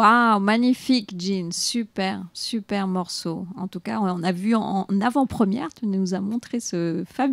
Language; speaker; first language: French; native; French